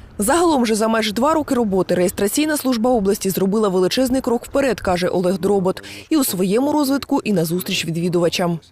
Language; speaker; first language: Ukrainian; native; Ukrainian